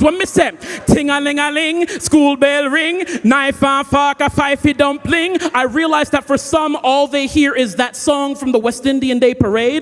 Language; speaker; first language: English; native; English